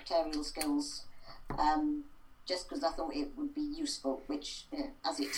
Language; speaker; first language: English; native; English